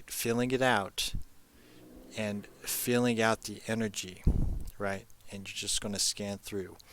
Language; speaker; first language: English; native; English